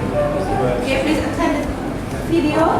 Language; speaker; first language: English; non-native, learner; Indonesian